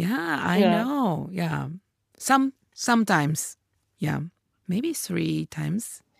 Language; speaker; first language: English; non-native, learner; Japanese